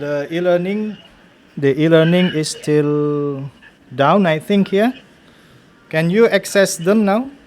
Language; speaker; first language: English; non-native, fluent; Indonesian